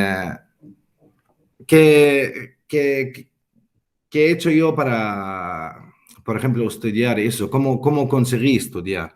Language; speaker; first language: Spanish; non-native, fluent; Arabic